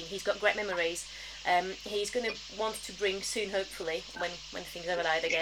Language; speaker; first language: English; early bilingual, other home language; French